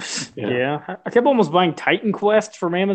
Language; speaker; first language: English; native; English